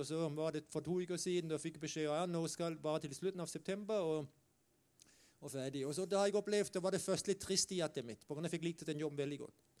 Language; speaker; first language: Norwegian; non-native, fluent; German